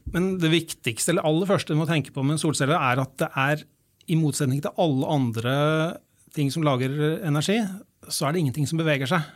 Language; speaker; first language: Norwegian; native; Norwegian